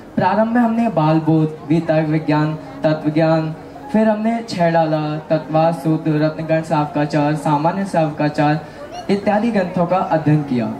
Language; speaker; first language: Hindi; native; Hindi